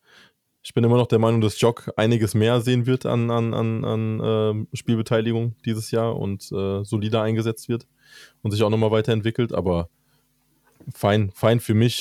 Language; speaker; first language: German; native; German